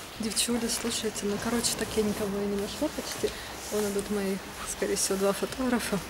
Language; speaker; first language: Russian; native; Russian